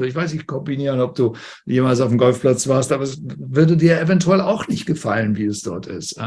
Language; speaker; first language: German; native; German